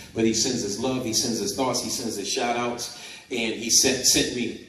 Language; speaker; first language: English; native; English